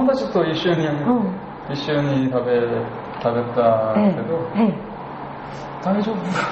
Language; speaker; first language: Japanese; non-native, learner; Korean